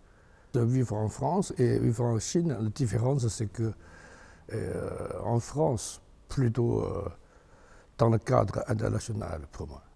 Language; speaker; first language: French; non-native, fluent; Chinese